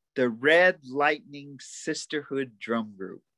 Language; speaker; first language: English; native; English